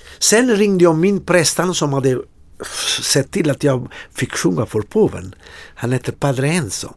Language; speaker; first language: Swedish; non-native, fluent; Italian